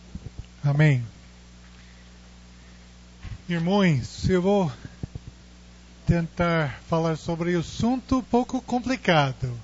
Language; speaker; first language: Portuguese; non-native, fluent; English